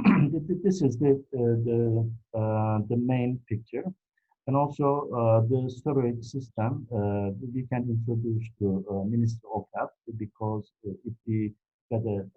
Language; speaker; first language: English; non-native, fluent; Turkish